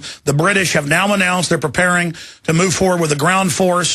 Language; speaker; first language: English; native; English